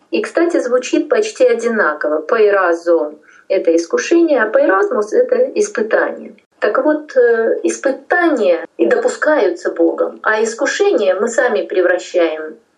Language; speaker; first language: Russian; non-native, local second language; Tajik